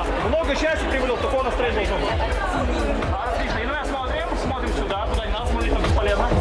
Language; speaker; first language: Russian; native; Russian